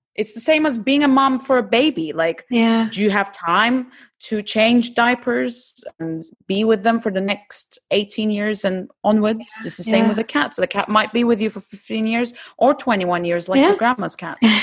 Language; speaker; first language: English; non-native, fluent; Turkish